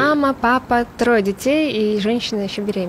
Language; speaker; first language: Russian; native; Russian